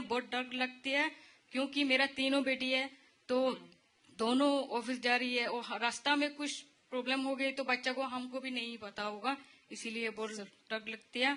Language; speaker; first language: Hindi; non-native, learner; Rohingya